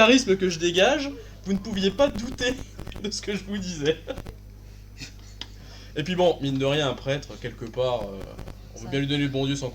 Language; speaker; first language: French; native; French